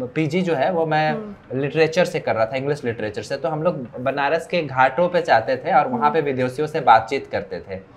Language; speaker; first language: Hindi; native; Hindi